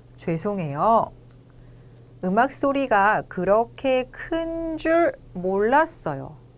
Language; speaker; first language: Korean; native; Korean